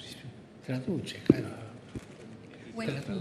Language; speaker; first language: Italian; early bilingual, heritage; Spanish